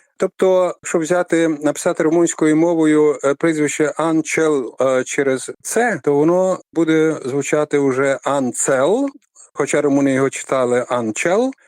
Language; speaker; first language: Ukrainian; native; Ukrainian